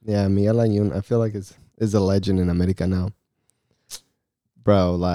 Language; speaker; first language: English; early bilingual, other home language; Spanish